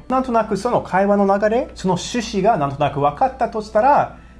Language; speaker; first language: Japanese; non-native, fluent; English